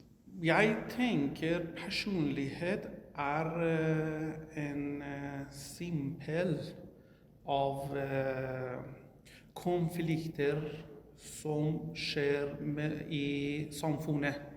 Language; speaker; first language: Norwegian; non-native, learner; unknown